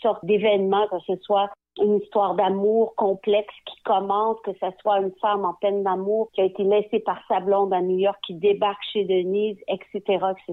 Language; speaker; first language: French; native; French